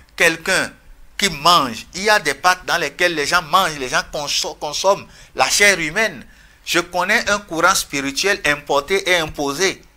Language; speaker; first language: French; non-native, local second language; Fon